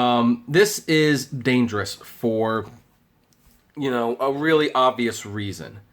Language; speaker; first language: English; native; English